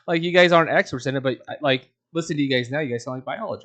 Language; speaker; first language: English; native; English